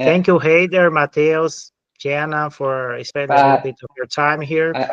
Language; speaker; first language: English; non-native, fluent; Portuguese